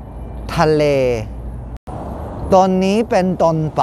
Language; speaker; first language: Thai; non-native, fluent; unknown